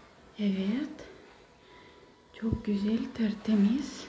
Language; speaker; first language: Turkish; non-native, learner; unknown